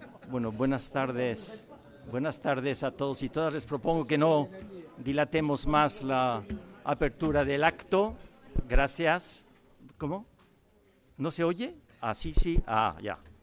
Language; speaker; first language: Spanish; native; Spanish